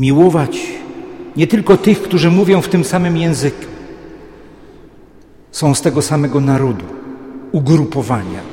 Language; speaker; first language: Polish; native; Polish